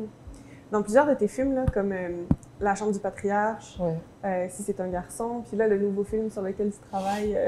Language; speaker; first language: French; native; French